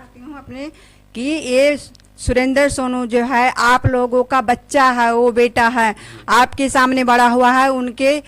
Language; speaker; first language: Hindi; native; Hindi